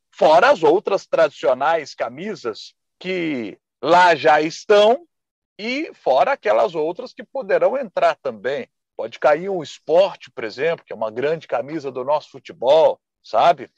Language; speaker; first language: Portuguese; native; Portuguese